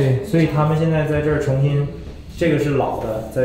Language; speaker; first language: Chinese; native; Chinese